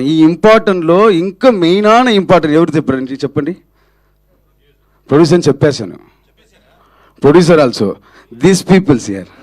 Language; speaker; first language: Telugu; early bilingual, other home language; Tamil